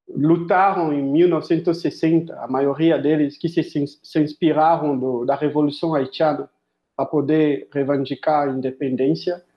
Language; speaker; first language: Portuguese; non-native, fluent; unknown